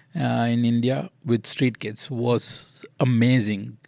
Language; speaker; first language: English; non-native, local second language; Sinhala